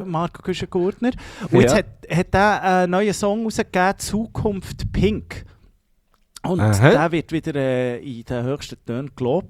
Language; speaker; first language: German; native; German